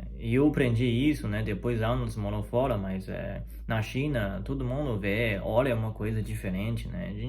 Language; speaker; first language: Portuguese; non-native, fluent; Chinese